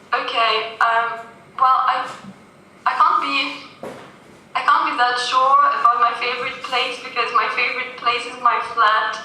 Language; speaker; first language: English; non-native, fluent; Russian